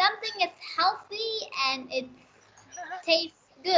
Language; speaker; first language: English; non-native, learner; Vietnamese